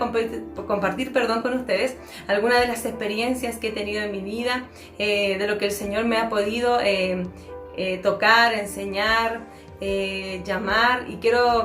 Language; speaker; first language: Spanish; native; Spanish